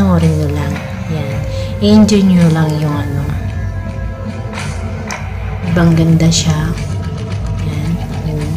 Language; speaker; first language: Filipino; non-native, local second language; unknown